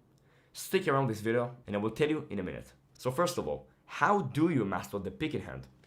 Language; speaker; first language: English; non-native, fluent; Hebrew